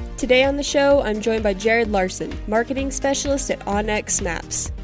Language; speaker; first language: English; native; English